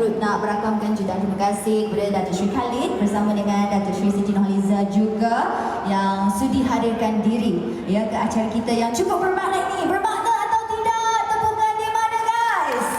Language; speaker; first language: Malay; native; Malay